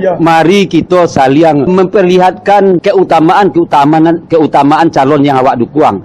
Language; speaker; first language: Indonesian; non-native, local second language; Minangkabau